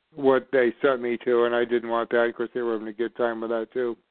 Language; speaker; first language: English; native; English